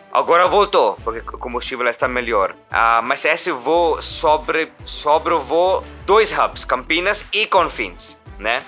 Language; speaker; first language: Portuguese; non-native, learner; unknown